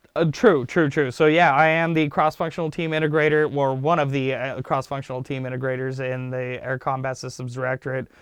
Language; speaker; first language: English; early bilingual, other home language; Turkish